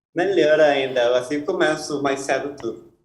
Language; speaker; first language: Portuguese; non-native, fluent; Spanish